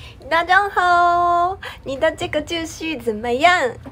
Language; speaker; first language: Chinese; non-native, learner; Japanese